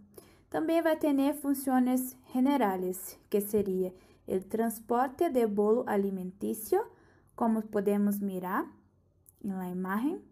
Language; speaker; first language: Portuguese; non-native, learner; Spanish